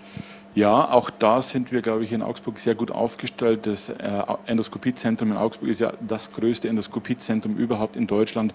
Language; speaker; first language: German; native; German